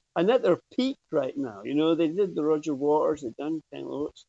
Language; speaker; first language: English; native; English